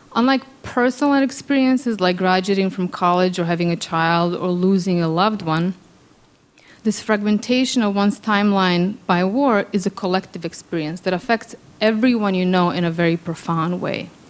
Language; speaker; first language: English; early bilingual, other home language; Serbian